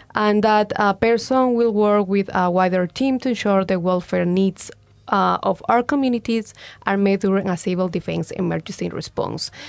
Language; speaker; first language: English; non-native, fluent; Spanish